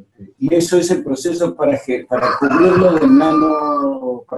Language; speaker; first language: Spanish; native; Spanish